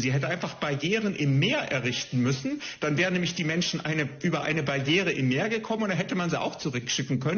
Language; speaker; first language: German; native; German